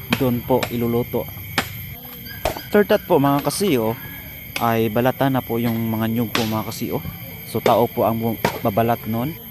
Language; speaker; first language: Filipino; non-native, local second language; Cebuano